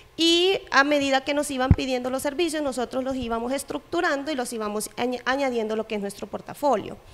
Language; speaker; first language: Spanish; native; Spanish